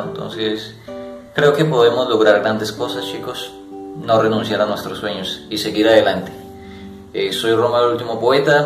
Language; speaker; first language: Spanish; native; Spanish